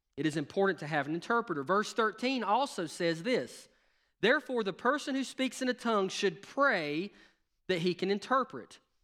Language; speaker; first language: English; native; English